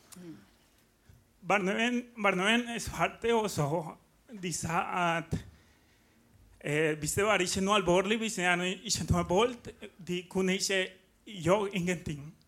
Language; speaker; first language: Norwegian; non-native, learner; Spanish